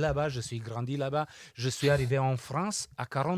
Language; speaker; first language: French; non-native, fluent; Romanian